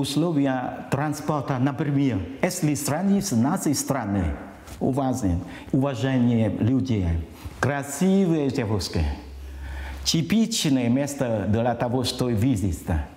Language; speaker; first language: Russian; non-native, learner; Vietnamese